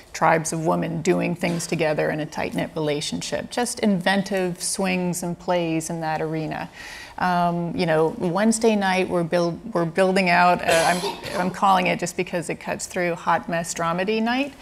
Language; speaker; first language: English; native; English